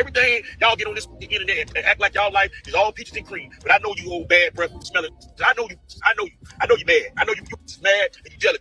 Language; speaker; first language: English; native; English